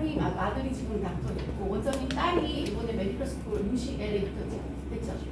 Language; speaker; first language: Korean; native; Korean